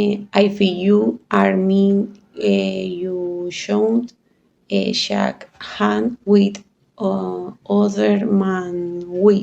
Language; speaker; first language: English; non-native, learner; Spanish